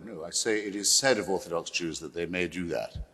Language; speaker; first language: English; native; English